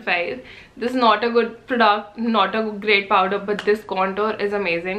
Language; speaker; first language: English; non-native, local second language; Hindi